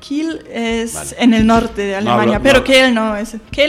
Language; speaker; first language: Spanish; non-native, fluent; German